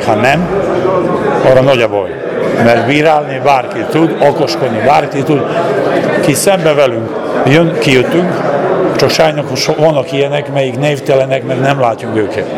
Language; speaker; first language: Hungarian; non-native, fluent; Serbian